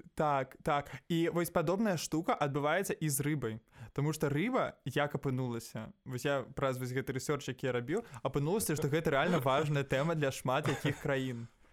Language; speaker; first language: Belarusian; non-native, local second language; Russian